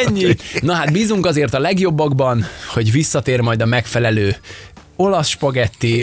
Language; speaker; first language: Hungarian; native; Hungarian